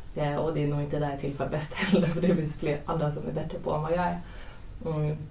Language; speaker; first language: Swedish; native; Swedish